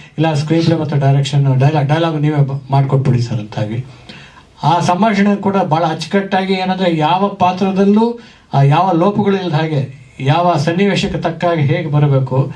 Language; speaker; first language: Kannada; native; Kannada